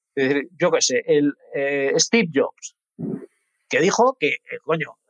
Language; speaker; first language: Spanish; native; Spanish